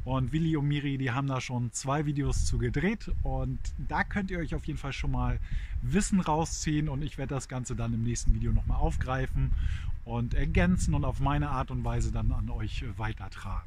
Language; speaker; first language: German; native; German